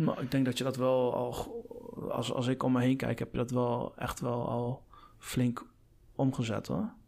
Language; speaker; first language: Dutch; native; Dutch